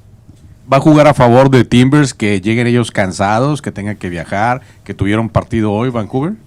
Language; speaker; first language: Spanish; native; Spanish